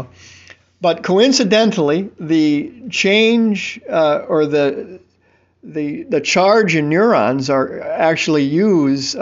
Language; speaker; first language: English; native; English